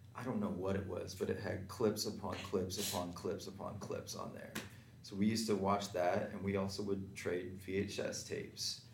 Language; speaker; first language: English; native; English